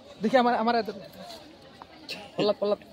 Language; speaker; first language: Hindi; non-native, local second language; Khasi